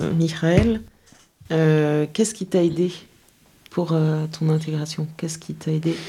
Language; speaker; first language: French; native; French